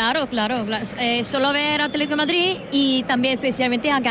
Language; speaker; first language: Spanish; non-native, learner; Korean